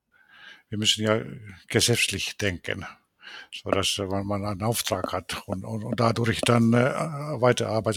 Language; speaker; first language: German; non-native, fluent; Finnish